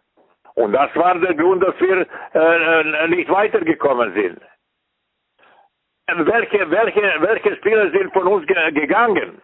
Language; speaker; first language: German; non-native, fluent; Serbian